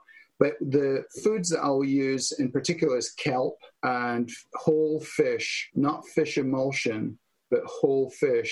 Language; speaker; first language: English; native; English